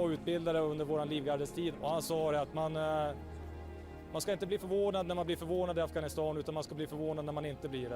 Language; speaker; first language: Swedish; native; Swedish